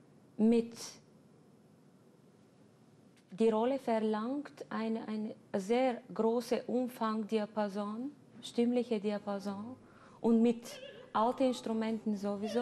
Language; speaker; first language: German; non-native, fluent; Bulgarian